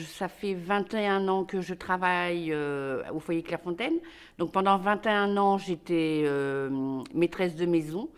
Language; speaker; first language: French; native; French